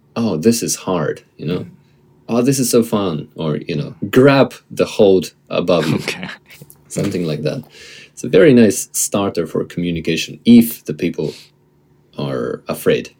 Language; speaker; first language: English; non-native, fluent; Russian